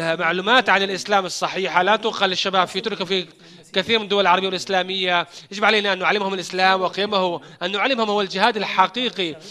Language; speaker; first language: Arabic; non-native, fluent; Turkish